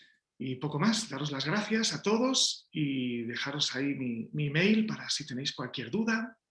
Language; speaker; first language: Spanish; native; Spanish